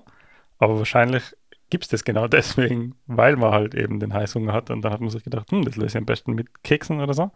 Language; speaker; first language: German; native; German